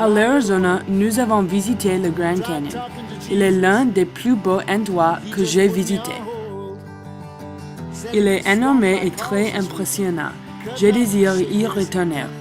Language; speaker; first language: French; non-native, learner; English